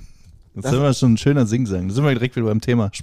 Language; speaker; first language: German; native; German